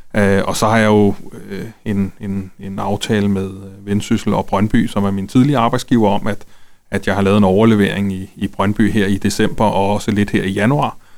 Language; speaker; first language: Danish; native; Danish